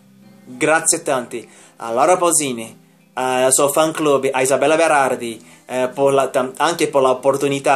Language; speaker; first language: Italian; non-native, learner; Portuguese